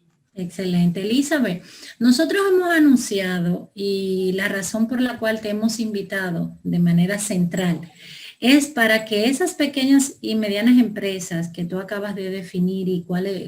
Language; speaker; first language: Spanish; native; Spanish